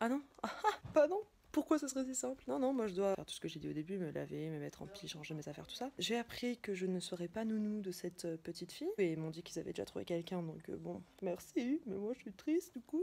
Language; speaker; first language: French; native; French